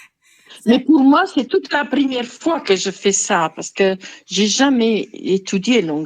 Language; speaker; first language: French; non-native, fluent; Italian